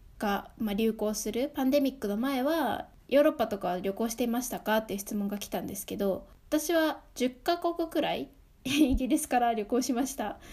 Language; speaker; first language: Japanese; native; Japanese